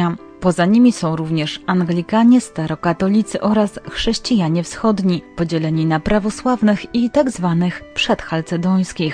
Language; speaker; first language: Polish; native; Polish